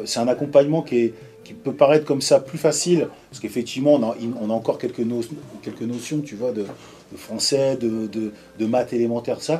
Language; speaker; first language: French; native; French